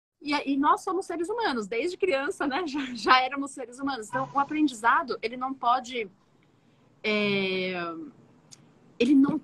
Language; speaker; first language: Portuguese; native; Portuguese